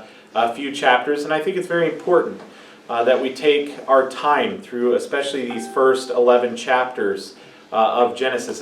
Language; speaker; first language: English; native; English